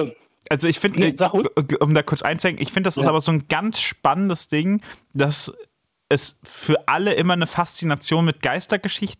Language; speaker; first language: German; native; German